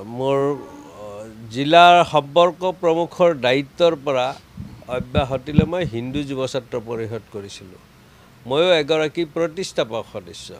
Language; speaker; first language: Assamese; native; Assamese